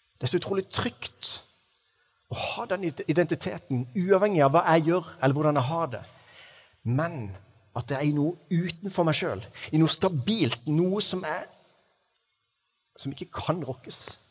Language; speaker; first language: Norwegian; native; Norwegian